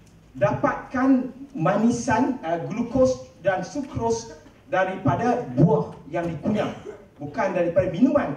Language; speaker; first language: Malay; native; Malay